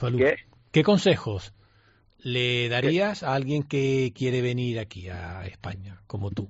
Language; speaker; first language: Spanish; native; Spanish